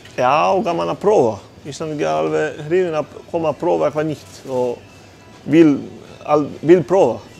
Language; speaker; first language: Icelandic; non-native, learner; Polish